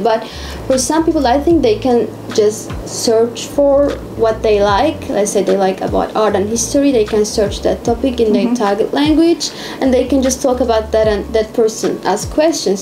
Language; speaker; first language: English; non-native, fluent; Turkish